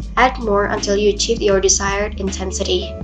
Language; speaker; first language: English; non-native, fluent; Indonesian